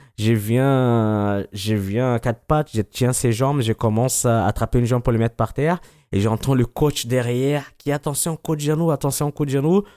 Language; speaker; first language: French; non-native, fluent; Portuguese